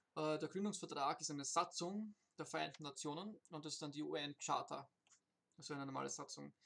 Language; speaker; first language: German; native; German